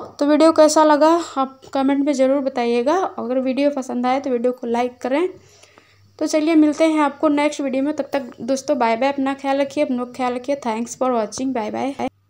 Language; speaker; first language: Hindi; native; Hindi